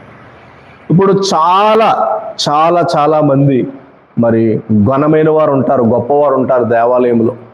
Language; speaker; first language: Telugu; native; Telugu